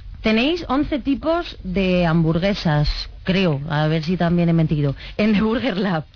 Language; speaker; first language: Spanish; native; Spanish